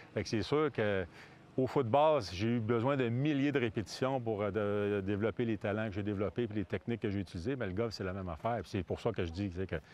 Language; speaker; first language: French; native; French